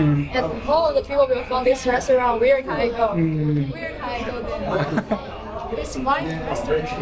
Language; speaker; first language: English; non-native, learner; Chinese